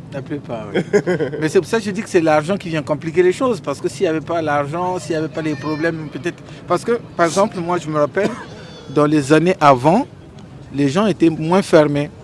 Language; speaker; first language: French; non-native, local second language; Lingala